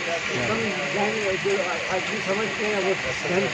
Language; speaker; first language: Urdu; non-native, local second language; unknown